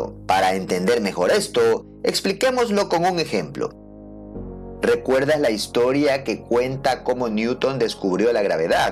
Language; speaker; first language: Spanish; native; Spanish